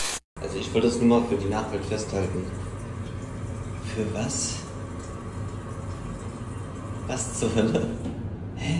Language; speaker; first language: German; native; German